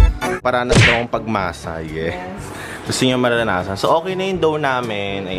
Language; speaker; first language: Filipino; native; Filipino